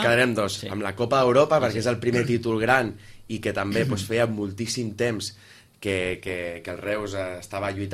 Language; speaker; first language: Catalan; native; Catalan